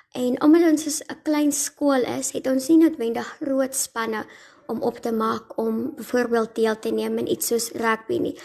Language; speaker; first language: Afrikaans; native; Afrikaans